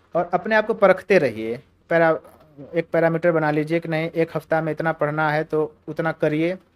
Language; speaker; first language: Hindi; native; Hindi